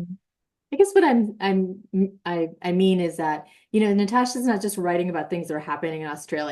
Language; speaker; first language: English; native; English